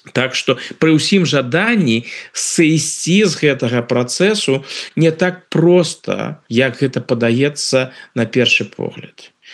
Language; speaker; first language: Belarusian; native; Belarusian